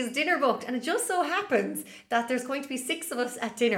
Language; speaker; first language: English; native; English